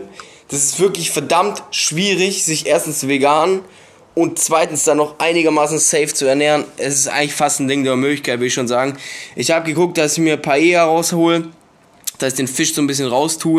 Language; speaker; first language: German; native; German